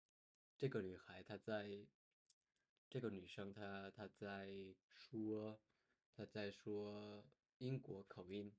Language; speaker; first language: Chinese; non-native, learner; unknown